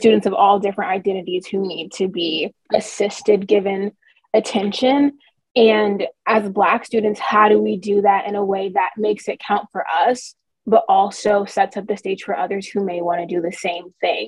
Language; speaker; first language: English; native; English